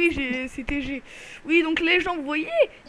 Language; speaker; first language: French; native; French